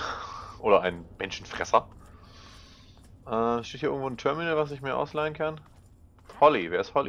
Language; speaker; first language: German; native; German